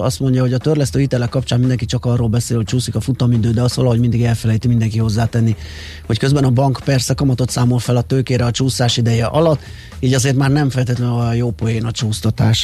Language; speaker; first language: Hungarian; native; Hungarian